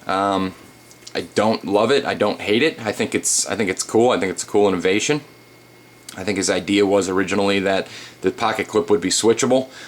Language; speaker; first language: English; native; English